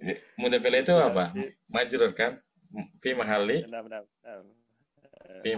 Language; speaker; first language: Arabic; non-native, fluent; Indonesian